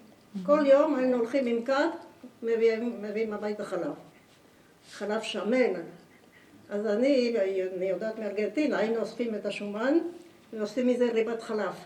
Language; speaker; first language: Hebrew; non-native, fluent; Spanish